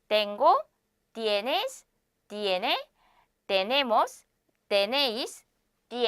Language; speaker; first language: Spanish; non-native, fluent; Korean